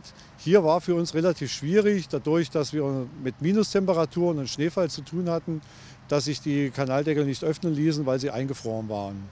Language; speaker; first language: German; native; German